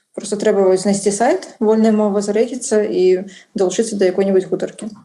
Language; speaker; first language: Belarusian; non-native, local second language; Russian